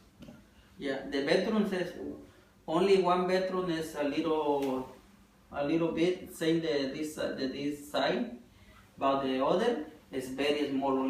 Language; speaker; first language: English; non-native, learner; Spanish